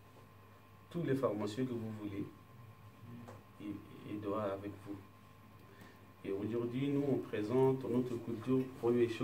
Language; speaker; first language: French; non-native, learner; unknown